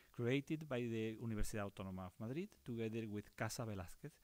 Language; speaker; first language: English; non-native, fluent; Spanish